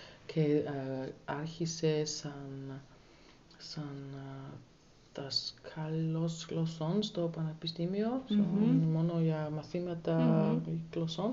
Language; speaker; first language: Greek; non-native, learner; German